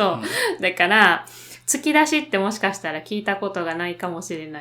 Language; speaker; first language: Japanese; native; Japanese